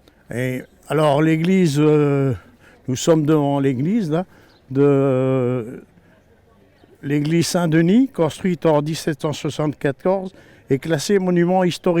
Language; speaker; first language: French; native; French